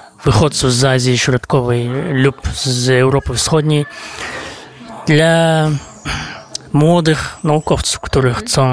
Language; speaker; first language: Polish; non-native, fluent; Kazakh